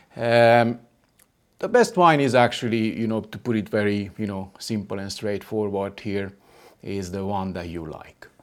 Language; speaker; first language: English; non-native, fluent; Hungarian